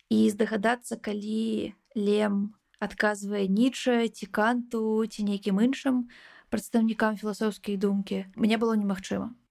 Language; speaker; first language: Belarusian; non-native, local second language; Russian